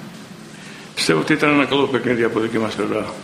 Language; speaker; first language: Greek; non-native, fluent; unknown